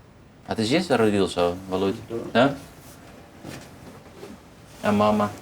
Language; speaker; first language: Russian; non-native, fluent; Dutch